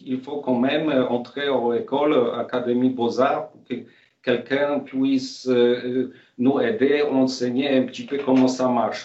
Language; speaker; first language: French; non-native, fluent; Polish